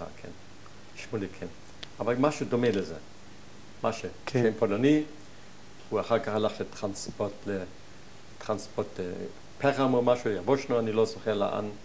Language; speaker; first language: Hebrew; non-native, fluent; German